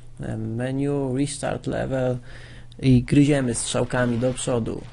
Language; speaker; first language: Polish; native; Polish